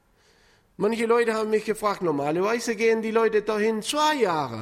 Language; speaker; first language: German; non-native, fluent; Spanish